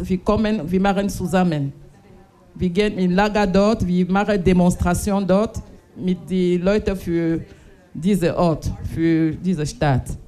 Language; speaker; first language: German; non-native, learner; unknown